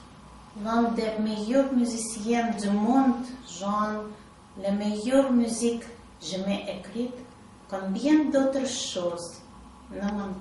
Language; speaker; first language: French; non-native, learner; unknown